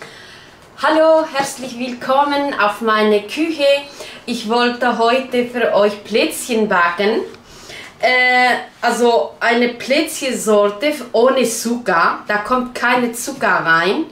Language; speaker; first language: German; non-native, learner; Turkish